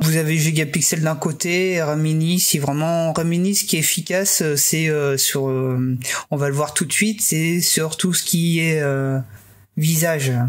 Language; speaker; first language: French; native; French